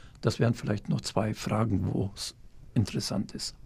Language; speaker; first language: German; native; German